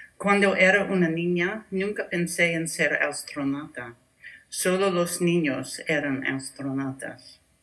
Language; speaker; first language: Spanish; non-native, learner; English